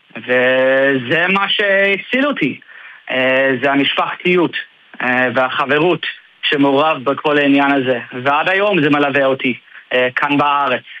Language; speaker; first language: Hebrew; non-native, fluent; English